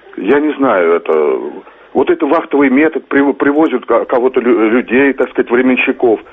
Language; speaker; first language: Russian; native; Russian